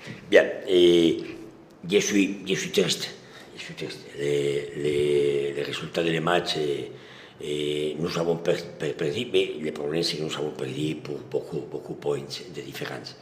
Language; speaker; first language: French; non-native, learner; Spanish